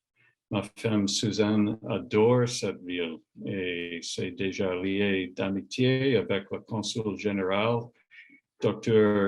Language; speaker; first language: French; non-native, learner; English